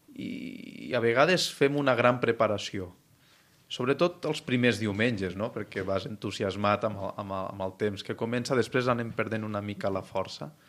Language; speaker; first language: Catalan; native; Catalan